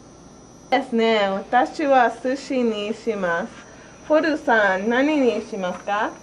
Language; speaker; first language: Japanese; non-native, learner; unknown